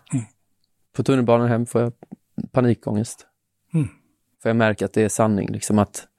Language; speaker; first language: Swedish; native; Swedish